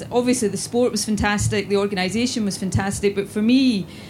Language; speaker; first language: English; native; English